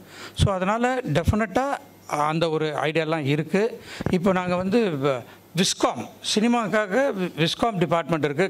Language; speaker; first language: Tamil; native; Tamil